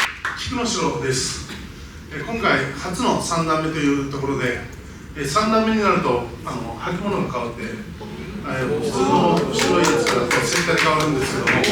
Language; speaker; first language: Japanese; native; Japanese